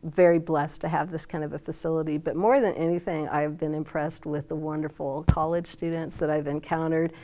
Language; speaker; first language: English; native; English